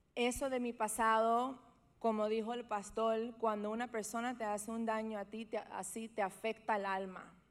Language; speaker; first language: Spanish; early bilingual, heritage; Spanish